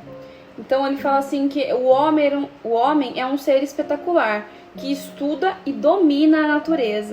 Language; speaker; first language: Portuguese; native; Portuguese